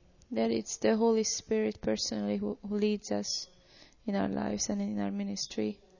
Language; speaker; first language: English; non-native, fluent; Hungarian